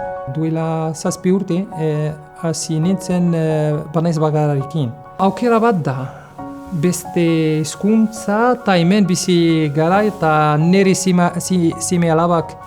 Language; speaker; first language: Basque; non-native, learner; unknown